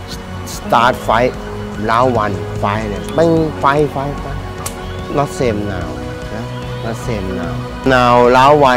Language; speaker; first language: English; non-native, learner; Thai